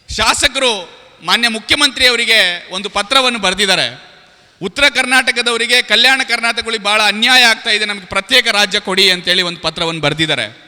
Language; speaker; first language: Kannada; non-native, local second language; Urdu